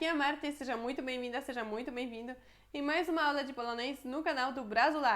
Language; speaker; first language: Portuguese; non-native, fluent; Polish